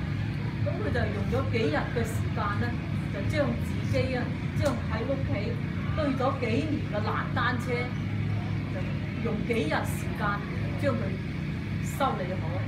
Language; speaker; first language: Cantonese; native; Cantonese